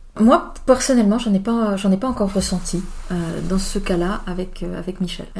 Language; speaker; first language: French; native; French